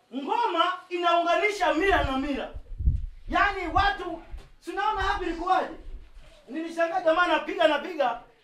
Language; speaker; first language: Swahili; non-native, local second language; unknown